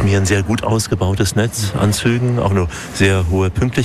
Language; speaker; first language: German; native; German